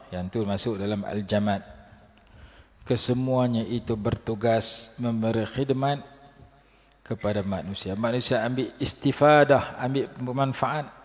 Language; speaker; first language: Malay; native; Malay